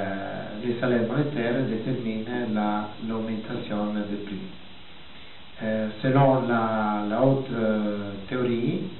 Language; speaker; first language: French; non-native, fluent; Italian